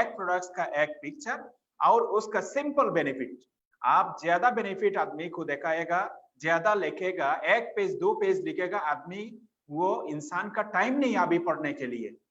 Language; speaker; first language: Hindi; non-native, fluent; Bangla